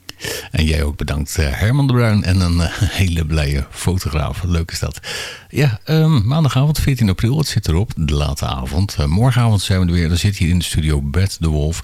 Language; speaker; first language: Dutch; native; Dutch